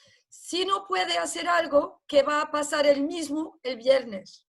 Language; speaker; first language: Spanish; non-native, fluent; Portuguese